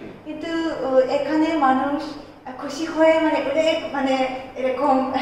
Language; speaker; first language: Bangla; non-native, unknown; Japanese